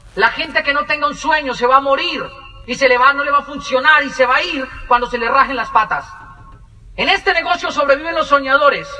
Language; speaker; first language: Spanish; native; Spanish